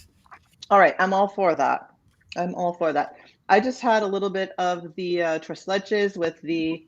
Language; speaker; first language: English; native; English